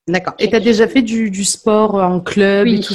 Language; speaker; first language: French; native; French